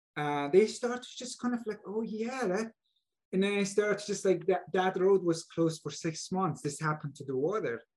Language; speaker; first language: English; non-native, fluent; Persian